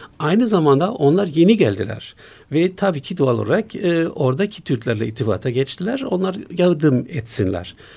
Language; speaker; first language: Turkish; non-native, fluent; German